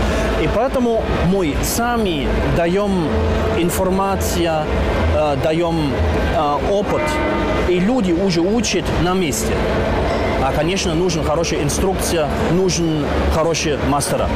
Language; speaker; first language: Russian; non-native, learner; German